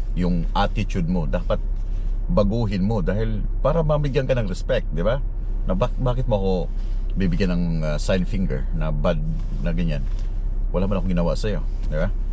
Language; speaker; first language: Filipino; native; Filipino